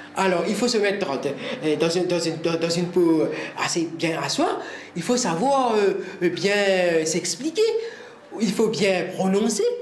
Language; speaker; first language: French; non-native, local second language; Morisyen